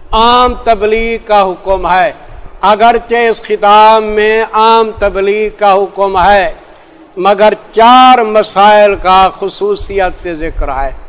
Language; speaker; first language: Urdu; non-native, local second language; Saraiki